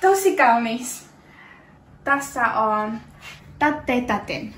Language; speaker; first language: Finnish; non-native, learner; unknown